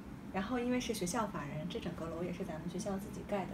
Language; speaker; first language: Chinese; native; Chinese